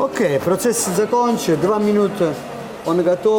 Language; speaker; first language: Russian; non-native, learner; Italian